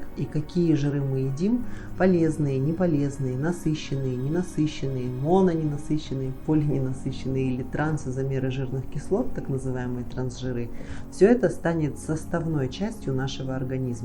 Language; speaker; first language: Russian; native; Russian